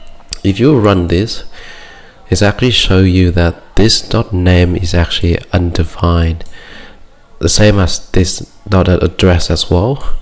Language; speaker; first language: English; non-native, fluent; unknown